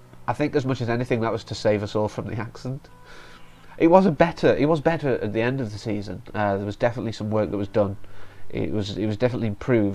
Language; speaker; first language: English; native; English